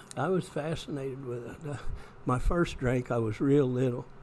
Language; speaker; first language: English; native; English